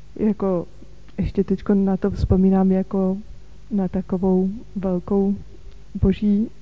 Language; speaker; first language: Czech; native; Czech